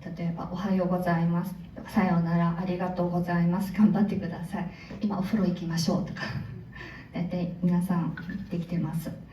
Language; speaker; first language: Japanese; non-native, fluent; Korean